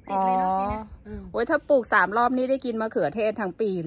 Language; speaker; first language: Thai; native; Thai